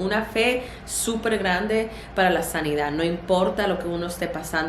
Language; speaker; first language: Spanish; early bilingual, heritage; Spanish